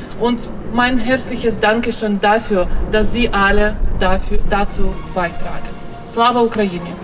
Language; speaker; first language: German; non-native, fluent; Ukrainian